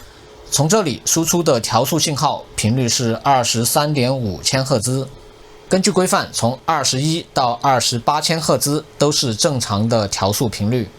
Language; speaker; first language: Chinese; native; Chinese